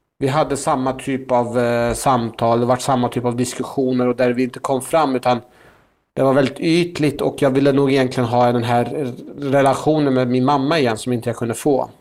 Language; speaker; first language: Swedish; early bilingual, other home language; Persian